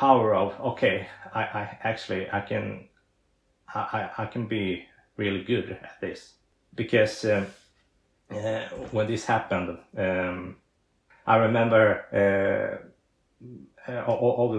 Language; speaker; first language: English; non-native, fluent; Swedish